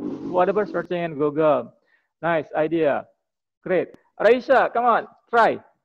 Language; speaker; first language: English; non-native, fluent; Indonesian